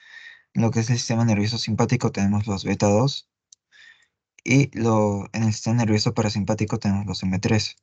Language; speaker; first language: Spanish; native; Spanish